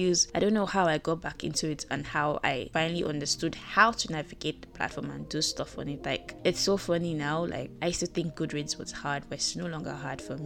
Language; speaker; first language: English; non-native, local second language; Yoruba